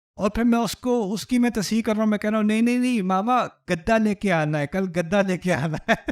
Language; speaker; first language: Urdu; early bilingual, heritage; Urdu